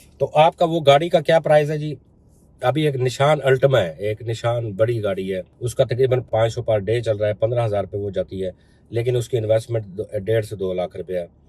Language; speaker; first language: Urdu; non-native, local second language; Punjabi